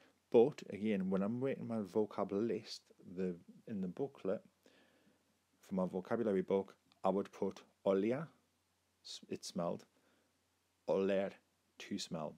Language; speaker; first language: English; native; English